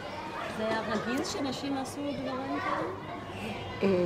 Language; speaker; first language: Hebrew; native; Hebrew